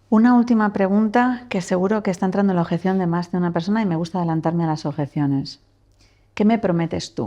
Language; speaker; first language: Spanish; native; Spanish